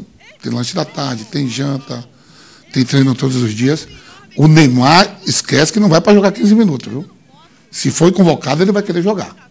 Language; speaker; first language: Portuguese; native; Portuguese